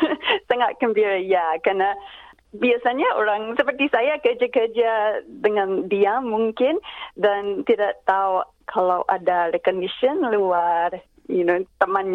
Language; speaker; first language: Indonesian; non-native, fluent; English